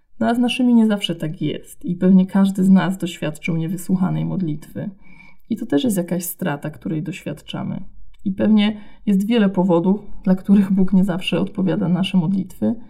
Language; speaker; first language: Polish; native; Polish